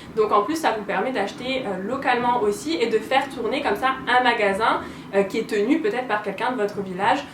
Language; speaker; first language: French; native; French